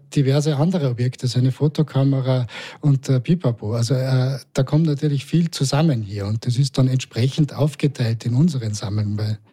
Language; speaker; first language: German; native; German